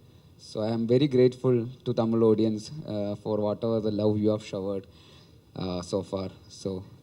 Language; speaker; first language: Tamil; non-native, learner; Malayalam